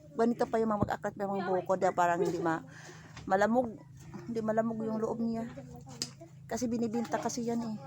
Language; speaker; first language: Filipino; non-native, local second language; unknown